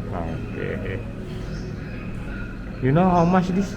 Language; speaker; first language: English; non-native, local second language; Malay